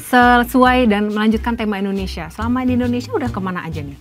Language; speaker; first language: Indonesian; native; Indonesian